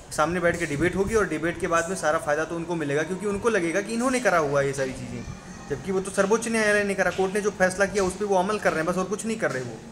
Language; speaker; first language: Hindi; native; Hindi